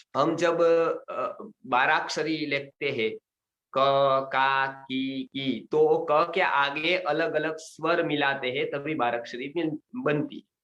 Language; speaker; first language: Hindi; non-native, local second language; Gujarati